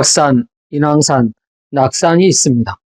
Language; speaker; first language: Korean; native; Korean